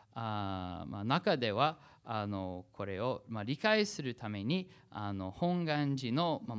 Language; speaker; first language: Japanese; non-native, fluent; English